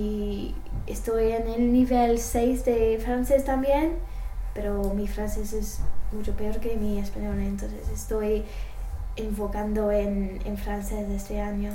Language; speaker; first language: Spanish; non-native, learner; English